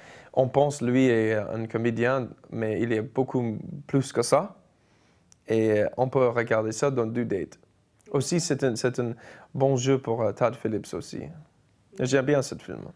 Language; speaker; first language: French; non-native, fluent; English